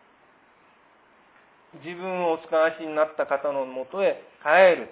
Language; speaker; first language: Japanese; native; Japanese